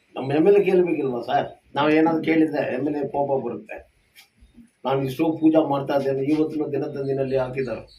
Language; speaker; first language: Kannada; non-native, local second language; Tamil